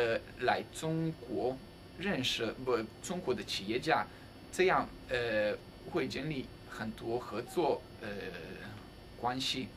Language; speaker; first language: Chinese; non-native, fluent; Italian